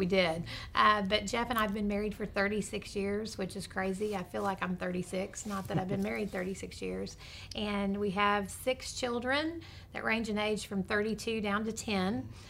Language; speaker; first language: English; native; English